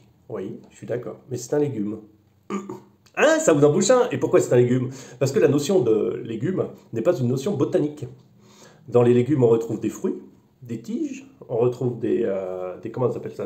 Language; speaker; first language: French; native; French